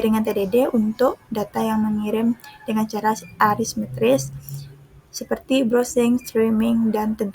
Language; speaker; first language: Indonesian; native; Indonesian